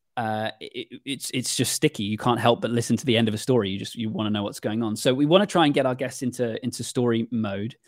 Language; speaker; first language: English; native; English